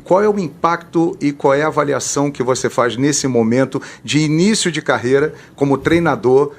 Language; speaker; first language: Portuguese; native; Portuguese